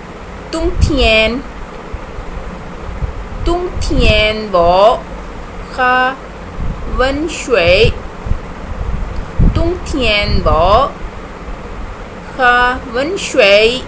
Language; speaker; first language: Chinese; non-native, fluent; Urdu